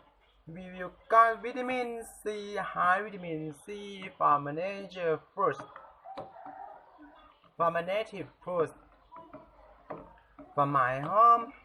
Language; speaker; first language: English; non-native, learner; Thai